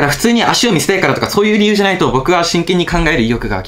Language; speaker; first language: Japanese; native; Japanese